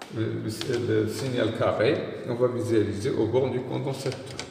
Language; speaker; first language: French; non-native, local second language; Arabic